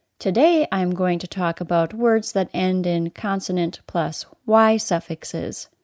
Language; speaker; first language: English; native; English